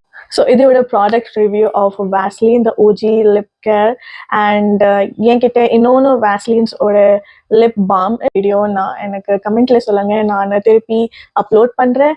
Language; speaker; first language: Tamil; non-native, learner; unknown